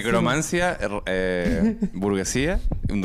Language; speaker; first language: Spanish; native; Spanish